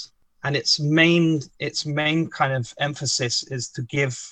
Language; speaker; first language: English; native; English